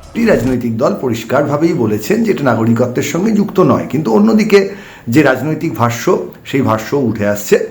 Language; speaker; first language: Bangla; native; Bangla